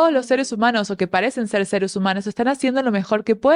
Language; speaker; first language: Spanish; native; Spanish